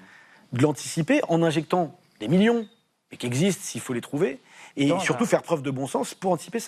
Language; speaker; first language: French; native; French